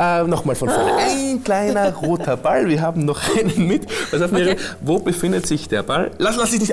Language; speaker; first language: German; native; German